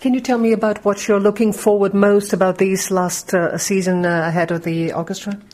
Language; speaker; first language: English; non-native, fluent; Portuguese